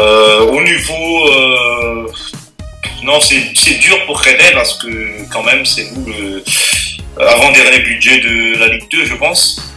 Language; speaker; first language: French; non-native, local second language; Malagasy